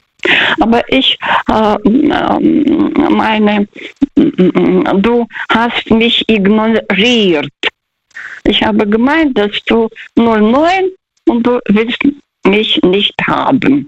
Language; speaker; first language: German; early bilingual, other home language; Russian